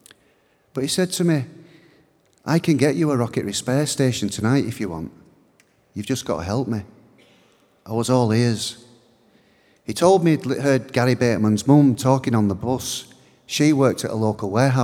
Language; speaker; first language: English; native; English